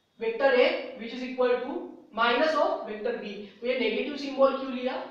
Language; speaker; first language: Hindi; native; Hindi